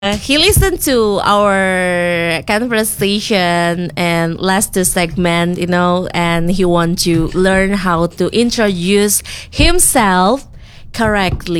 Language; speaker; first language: English; non-native, fluent; Indonesian